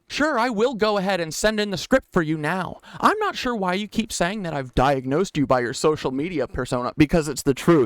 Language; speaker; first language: English; native; English